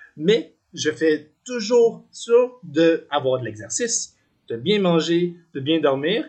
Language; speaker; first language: French; native; French